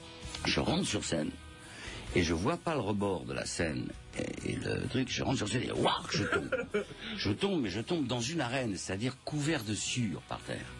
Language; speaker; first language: French; native; French